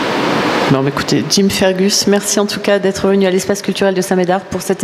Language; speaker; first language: French; native; French